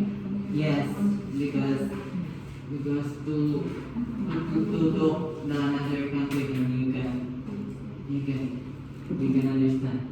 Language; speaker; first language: English; non-native, learner; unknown